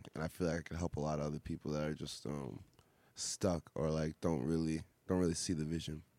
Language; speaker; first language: English; native; English